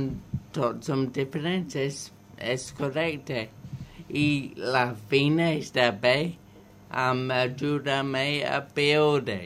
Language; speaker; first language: Catalan; non-native, learner; English